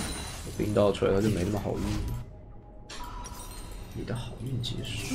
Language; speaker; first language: Chinese; native; Chinese